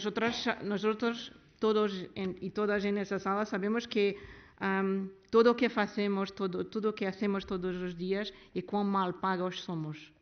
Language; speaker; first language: Spanish; non-native, learner; Portuguese